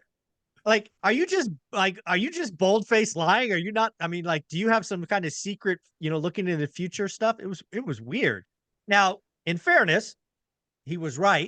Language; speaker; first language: English; native; English